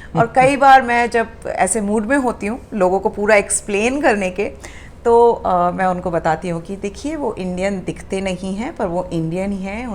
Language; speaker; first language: Hindi; native; Hindi